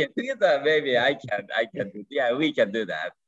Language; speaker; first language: English; non-native, learner; Japanese